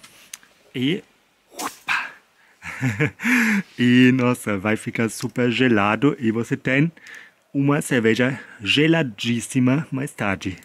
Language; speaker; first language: Portuguese; non-native, fluent; German